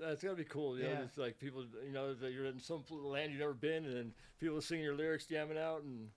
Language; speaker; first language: English; native; English